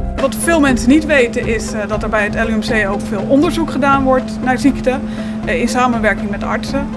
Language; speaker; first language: Dutch; native; Dutch